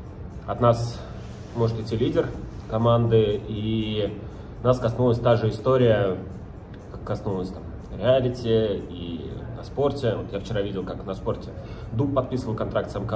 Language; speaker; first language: Russian; native; Russian